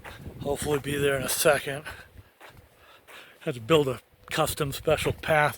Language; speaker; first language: English; native; English